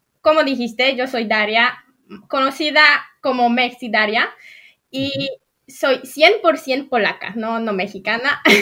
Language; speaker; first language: Spanish; non-native, fluent; Polish